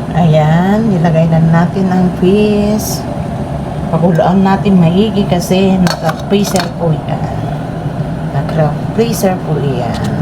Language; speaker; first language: Filipino; non-native, local second language; Iloko